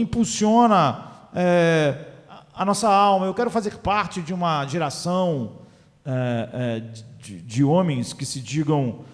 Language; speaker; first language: Portuguese; native; Portuguese